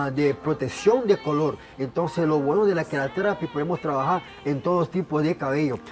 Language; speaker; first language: Spanish; non-native, fluent; Portuguese